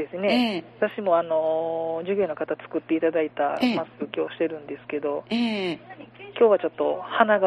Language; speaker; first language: Japanese; native; Japanese